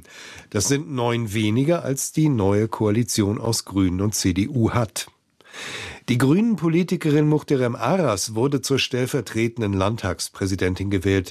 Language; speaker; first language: German; native; German